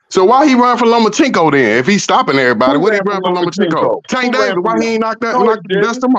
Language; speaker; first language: English; native; English